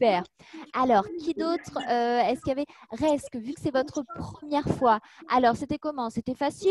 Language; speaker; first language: French; native; French